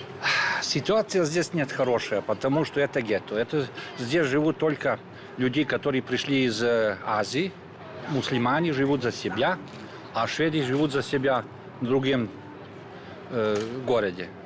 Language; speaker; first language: Russian; non-native, learner; Serbian